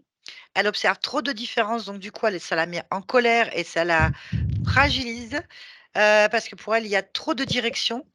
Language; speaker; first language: French; native; French